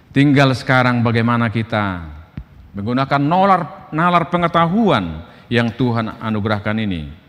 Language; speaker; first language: Indonesian; non-native, local second language; Batak Toba